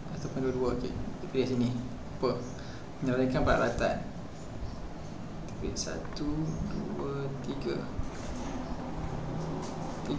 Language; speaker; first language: Malay; native; Malay